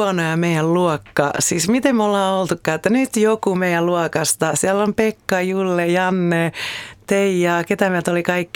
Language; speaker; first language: Finnish; early bilingual, heritage; Finnish